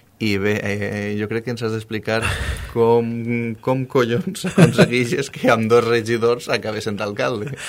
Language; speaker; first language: Catalan; native; Catalan